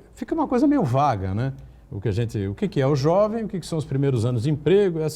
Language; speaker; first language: Portuguese; native; Portuguese